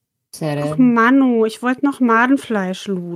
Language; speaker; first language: German; native; German